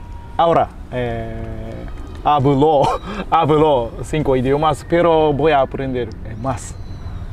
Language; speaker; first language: Spanish; non-native, fluent; Japanese